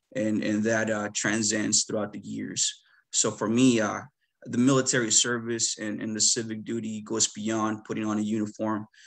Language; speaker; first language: English; early bilingual, other home language; Spanish